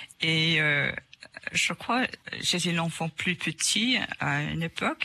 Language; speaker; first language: French; non-native, fluent; English